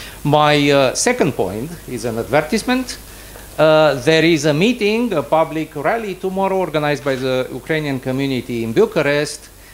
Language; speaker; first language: English; non-native, fluent; Romanian